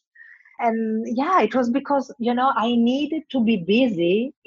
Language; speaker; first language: English; non-native, fluent; Italian